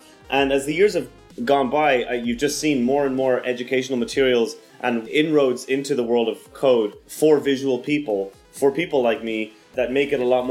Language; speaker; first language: English; native; English